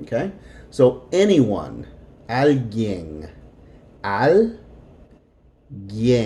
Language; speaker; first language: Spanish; non-native, fluent; English